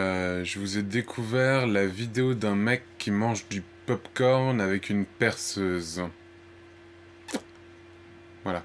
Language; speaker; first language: French; native; French